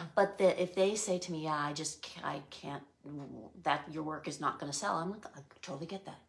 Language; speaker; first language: English; native; English